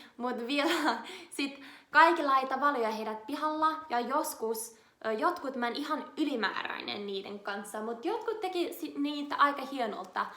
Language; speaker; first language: Finnish; non-native, learner; English